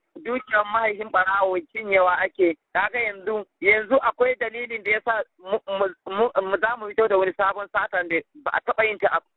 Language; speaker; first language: Hausa; non-native, local second language; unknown